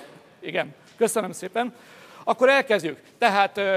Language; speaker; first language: Hungarian; native; Hungarian